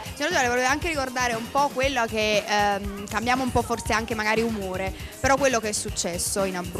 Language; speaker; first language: Italian; native; Italian